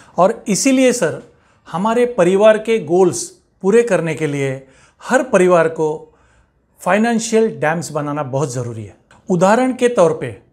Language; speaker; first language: Hindi; non-native, local second language; Marathi